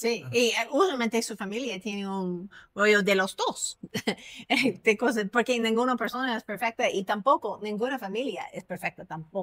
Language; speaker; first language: Spanish; non-native, fluent; English